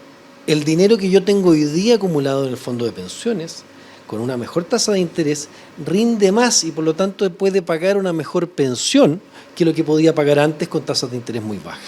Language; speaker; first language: Spanish; native; Spanish